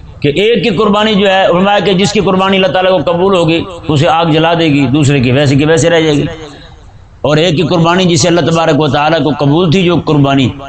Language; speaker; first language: Urdu; non-native, local second language; Punjabi